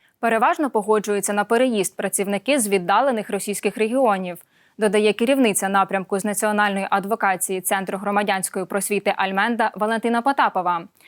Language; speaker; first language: Ukrainian; native; Ukrainian